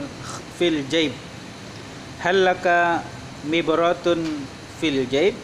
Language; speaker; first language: Arabic; non-native, learner; Indonesian